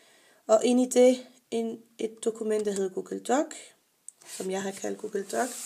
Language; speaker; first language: Danish; non-native, fluent; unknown